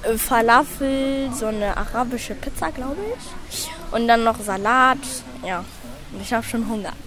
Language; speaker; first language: German; non-native, fluent; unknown